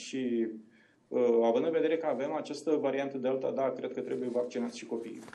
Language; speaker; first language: Romanian; native; Romanian